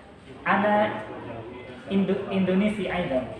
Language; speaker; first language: Arabic; non-native, fluent; Indonesian